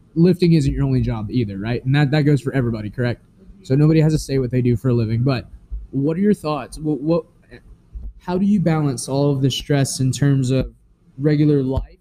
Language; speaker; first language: English; native; English